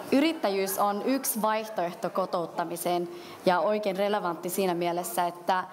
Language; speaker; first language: Finnish; early bilingual, other home language; Vietnamese